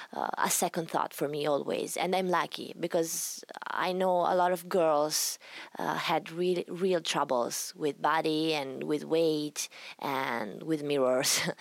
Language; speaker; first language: English; non-native, fluent; Italian